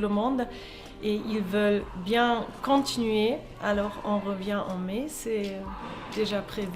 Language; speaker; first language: French; non-native, fluent; German